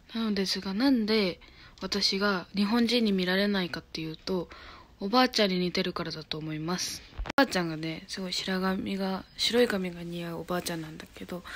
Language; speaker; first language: Japanese; native; Japanese